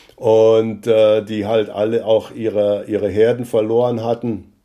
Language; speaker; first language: German; native; German